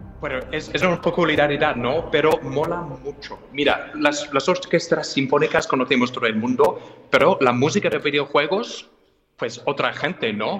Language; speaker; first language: Spanish; non-native, fluent; English